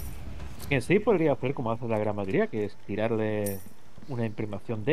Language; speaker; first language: Spanish; native; Spanish